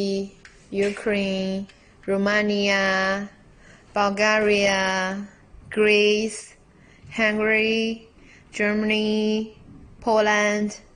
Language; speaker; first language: English; non-native, learner; Chinese